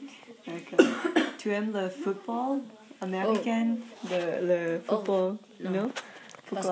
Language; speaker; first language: French; non-native, fluent; English